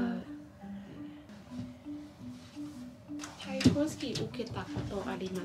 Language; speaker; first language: Japanese; non-native, learner; Thai